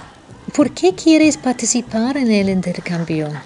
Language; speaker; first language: Spanish; non-native, fluent; English